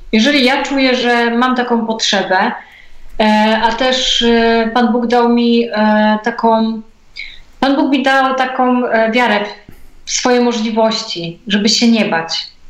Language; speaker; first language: Polish; native; Polish